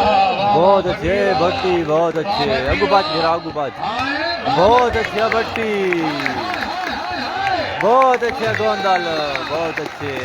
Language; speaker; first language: Hindi; non-native, local second language; Punjabi